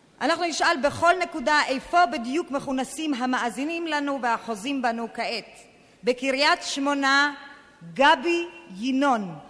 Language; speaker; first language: Hebrew; native; Hebrew